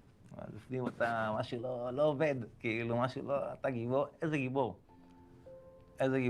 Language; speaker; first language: Hebrew; native; Hebrew